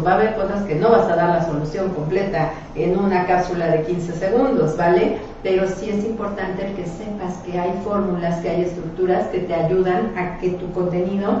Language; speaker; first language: Spanish; native; Spanish